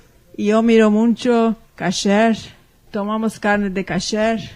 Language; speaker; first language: Spanish; early bilingual, heritage; Ladino